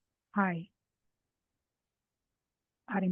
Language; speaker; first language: Japanese; non-native, learner; English